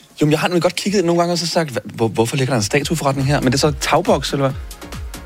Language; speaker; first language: Danish; native; Danish